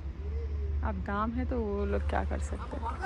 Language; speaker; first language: Hindi; non-native, local second language; Bangla